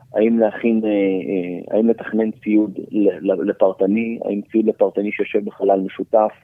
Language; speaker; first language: Hebrew; native; Hebrew